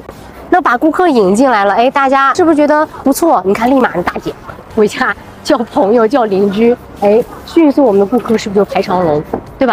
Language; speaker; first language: Chinese; native; Chinese